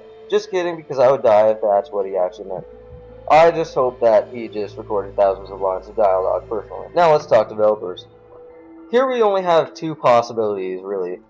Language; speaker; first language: English; native; English